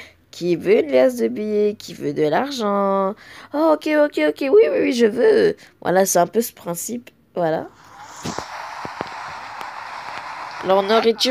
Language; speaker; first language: French; native; French